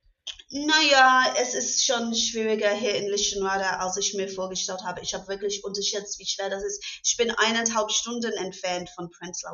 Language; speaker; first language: German; non-native, fluent; English